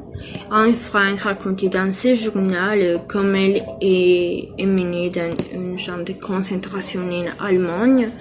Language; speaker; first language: French; non-native, learner; Spanish